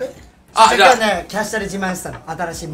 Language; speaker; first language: Japanese; native; Japanese